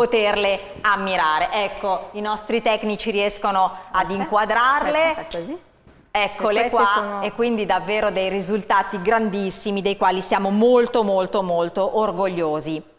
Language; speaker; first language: Italian; native; Italian